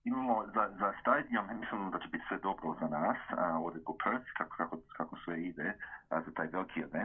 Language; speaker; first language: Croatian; early bilingual, heritage; Croatian